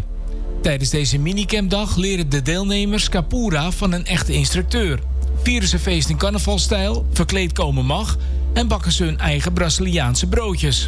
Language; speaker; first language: Dutch; native; Dutch